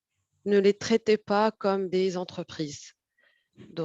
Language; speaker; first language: French; non-native, fluent; Arabic